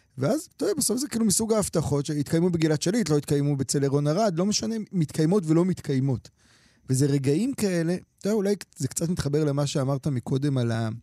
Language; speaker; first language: Hebrew; native; Hebrew